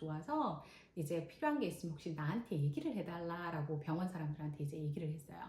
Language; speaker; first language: Korean; native; Korean